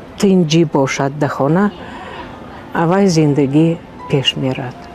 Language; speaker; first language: Tajik; non-native, fluent; Russian